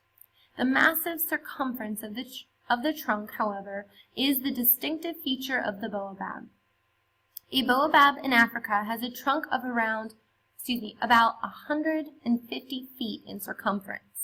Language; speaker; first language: English; native; English